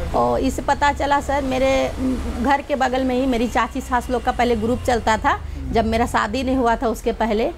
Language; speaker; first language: Hindi; native; Hindi